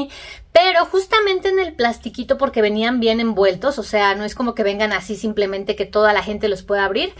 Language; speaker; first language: Spanish; native; Spanish